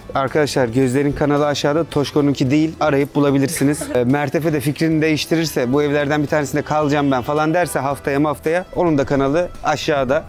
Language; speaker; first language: Turkish; native; Turkish